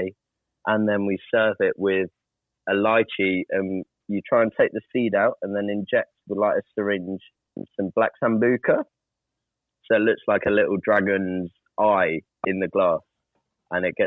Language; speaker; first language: English; native; English